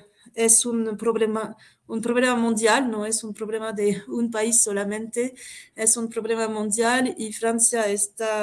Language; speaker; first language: Spanish; non-native, fluent; French